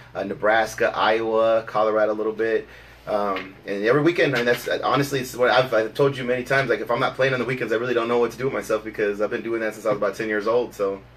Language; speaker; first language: English; native; English